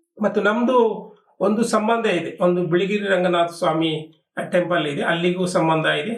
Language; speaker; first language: Kannada; non-native, local second language; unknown